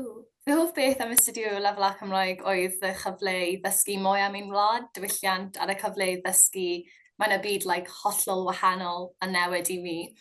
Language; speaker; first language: Welsh; non-native, local second language; English